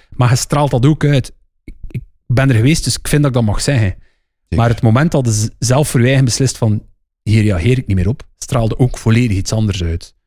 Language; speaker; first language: Dutch; non-native, local second language; French